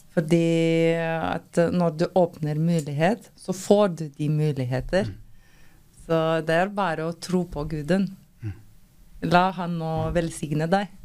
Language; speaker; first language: Norwegian; non-native, fluent; Lithuanian